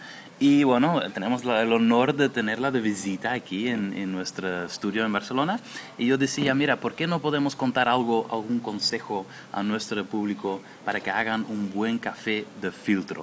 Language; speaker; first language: Spanish; non-native, fluent; Dutch